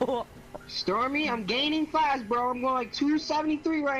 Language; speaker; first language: English; native; English